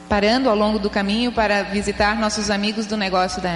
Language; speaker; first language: Portuguese; native; Portuguese